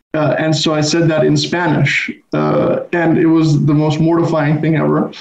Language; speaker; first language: English; non-native, fluent; Spanish